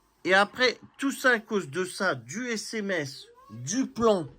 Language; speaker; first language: French; native; French